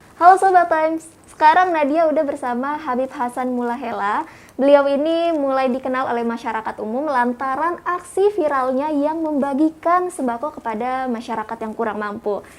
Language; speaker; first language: Indonesian; native; Indonesian